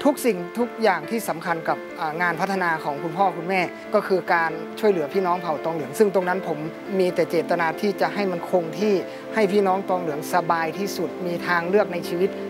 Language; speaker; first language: Thai; early bilingual, other home language; English